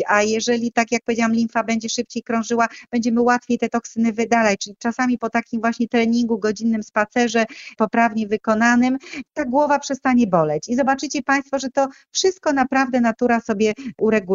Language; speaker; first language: Polish; native; Polish